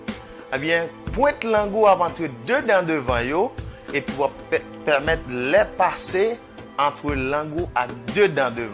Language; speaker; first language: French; non-native, local second language; Haitian Creole